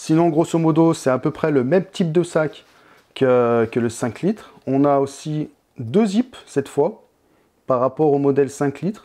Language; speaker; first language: French; native; French